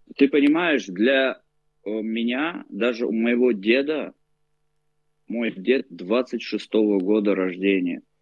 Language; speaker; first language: Russian; native; Russian